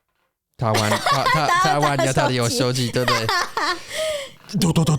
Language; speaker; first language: Chinese; non-native, learner; English